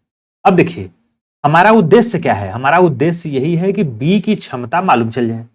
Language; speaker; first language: Hindi; native; Hindi